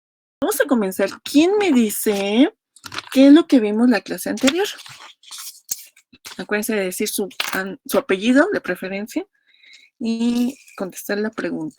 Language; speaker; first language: Spanish; native; Spanish